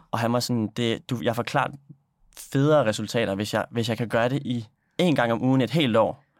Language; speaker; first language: Danish; native; Danish